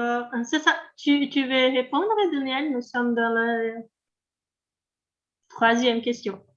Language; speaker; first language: French; non-native, learner; Portuguese